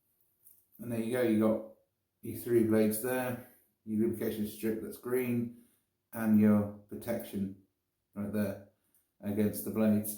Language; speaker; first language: English; native; English